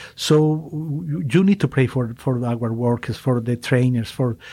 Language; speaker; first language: English; non-native, learner; Spanish